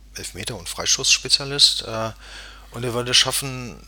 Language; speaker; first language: German; native; German